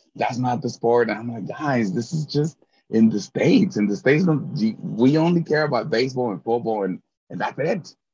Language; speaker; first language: English; early bilingual, other home language; Spanish